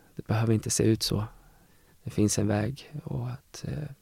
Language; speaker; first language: Swedish; native; Swedish